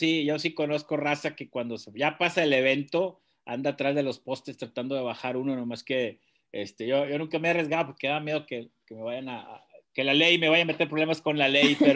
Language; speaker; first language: Spanish; native; Spanish